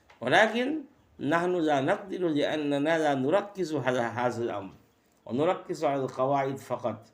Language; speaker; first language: Arabic; non-native, fluent; Bangla